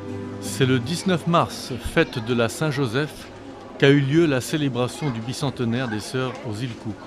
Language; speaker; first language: French; native; French